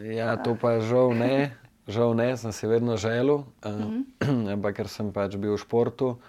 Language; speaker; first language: Slovenian; native; Slovenian